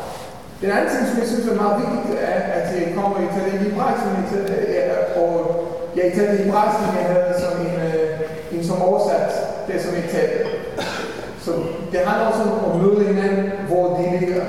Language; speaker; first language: Danish; non-native, fluent; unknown